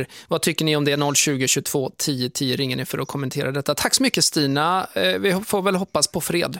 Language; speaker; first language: Swedish; native; Swedish